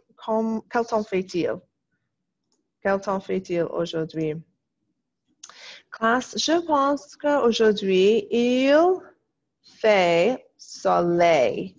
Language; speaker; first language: French; non-native, fluent; English